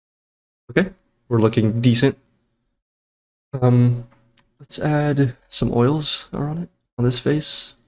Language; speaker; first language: English; native; English